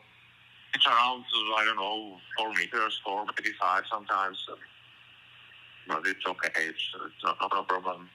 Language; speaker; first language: English; non-native, learner; Czech